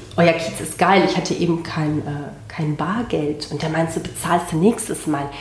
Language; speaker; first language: German; non-native, fluent; Spanish